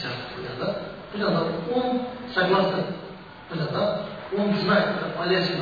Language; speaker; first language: Russian; non-native, learner; Tibetan